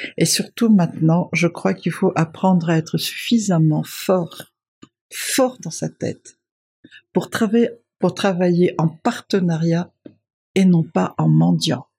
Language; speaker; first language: French; non-native, local second language; Malagasy